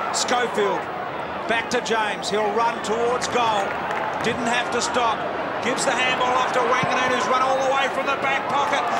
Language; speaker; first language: English; native; English